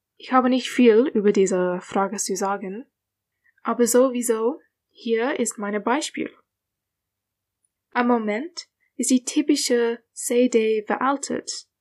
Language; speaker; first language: German; non-native, learner; English